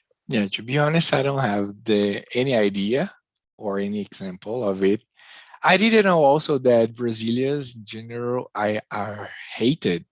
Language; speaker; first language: English; non-native, learner; Portuguese